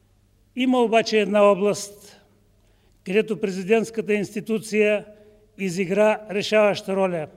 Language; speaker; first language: Bulgarian; native; Bulgarian